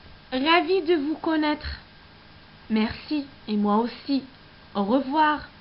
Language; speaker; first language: French; non-native, local second language; Arabic